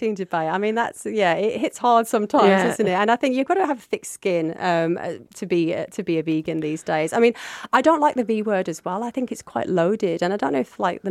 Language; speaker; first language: English; native; English